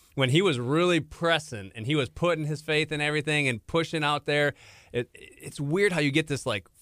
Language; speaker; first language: English; native; English